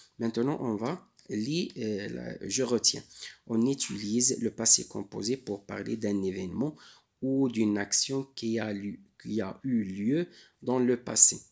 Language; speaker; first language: French; non-native, local second language; Arabic